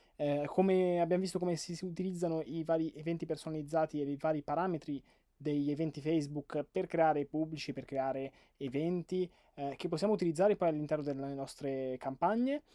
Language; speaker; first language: Italian; native; Italian